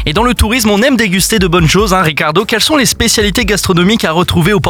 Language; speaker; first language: French; native; French